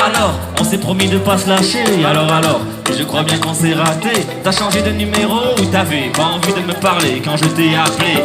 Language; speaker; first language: French; native; French